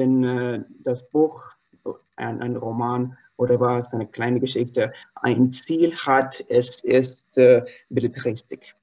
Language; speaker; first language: German; non-native, learner; Russian